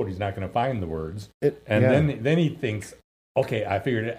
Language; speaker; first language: English; native; English